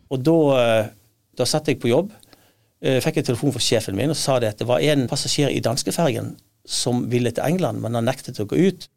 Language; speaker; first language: Norwegian; native; Norwegian